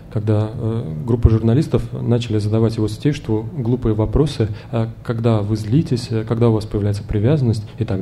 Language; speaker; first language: Russian; native; Russian